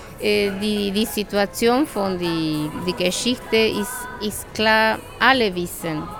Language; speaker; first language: German; non-native, learner; Spanish